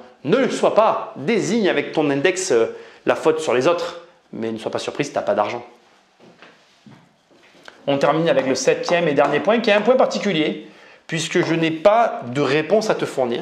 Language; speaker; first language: French; native; French